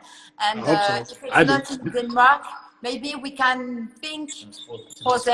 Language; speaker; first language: English; non-native, learner; French